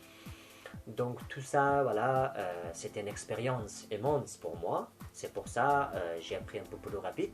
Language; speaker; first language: French; non-native, fluent; Persian